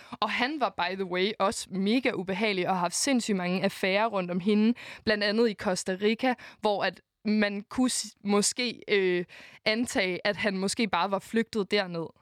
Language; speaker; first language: Danish; native; Danish